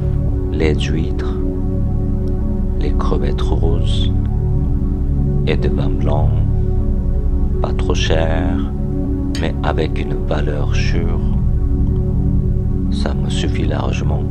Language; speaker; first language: French; non-native, fluent; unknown